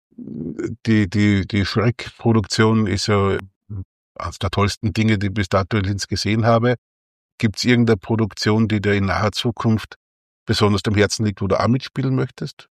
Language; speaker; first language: German; native; German